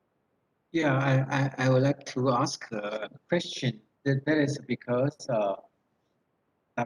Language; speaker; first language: English; non-native, fluent; Thai